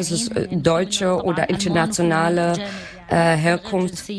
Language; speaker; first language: German; non-native, learner; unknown